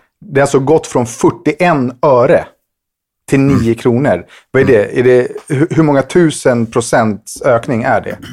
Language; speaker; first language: Swedish; early bilingual, other home language; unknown